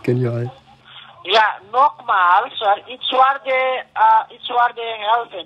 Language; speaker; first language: German; non-native, learner; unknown